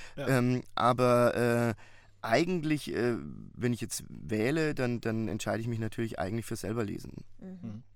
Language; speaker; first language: German; native; German